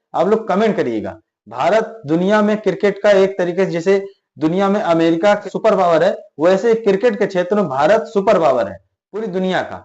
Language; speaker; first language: Hindi; native; Hindi